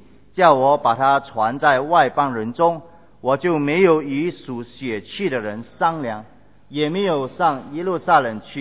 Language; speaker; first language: Chinese; native; Chinese